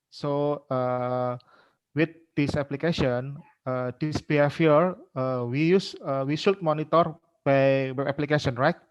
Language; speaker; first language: English; non-native, learner; Indonesian